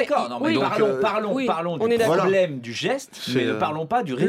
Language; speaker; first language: French; native; French